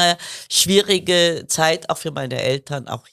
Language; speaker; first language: German; early bilingual, other home language; Kurdish